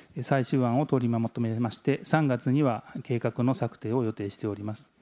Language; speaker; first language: Japanese; native; Japanese